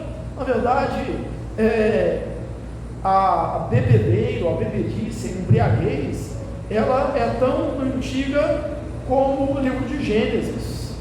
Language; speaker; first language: Portuguese; native; Portuguese